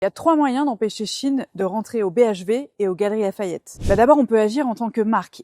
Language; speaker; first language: French; native; French